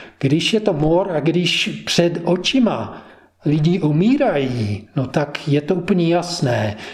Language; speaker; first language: Czech; non-native, fluent; English